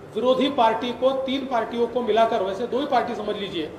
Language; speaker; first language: Hindi; non-native, local second language; Marathi